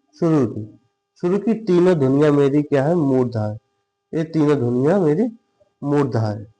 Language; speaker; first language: Hindi; native; Hindi